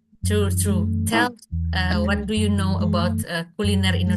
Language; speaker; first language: English; non-native, learner; Indonesian